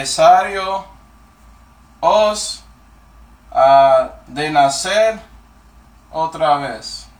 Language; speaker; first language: Spanish; non-native, fluent; English